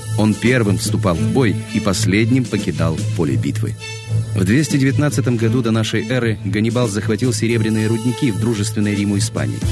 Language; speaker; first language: Russian; native; Russian